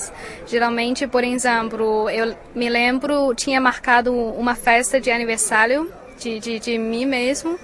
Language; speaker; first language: Portuguese; non-native, fluent; Chinese